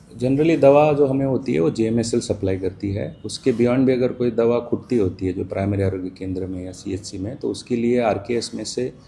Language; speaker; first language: Hindi; non-native, local second language; Gujarati